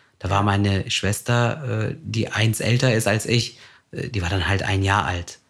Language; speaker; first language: German; early bilingual, other home language; Turkish